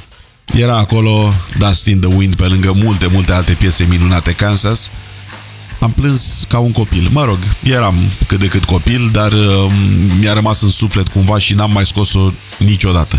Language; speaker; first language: Romanian; native; Romanian